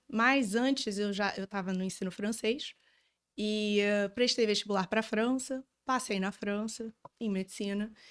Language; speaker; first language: Portuguese; native; Portuguese